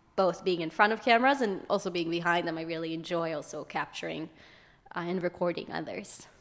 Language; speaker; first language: English; early bilingual, other home language; Hebrew